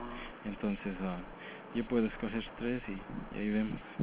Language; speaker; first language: Spanish; early bilingual, other home language; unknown